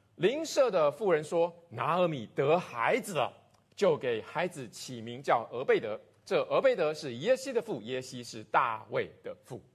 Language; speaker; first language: Chinese; native; Chinese